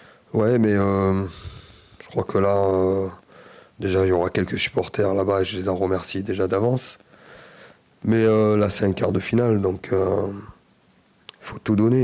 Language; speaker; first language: French; native; French